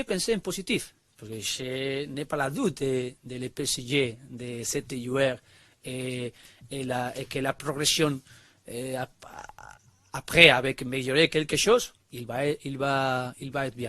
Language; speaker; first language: French; non-native, learner; Spanish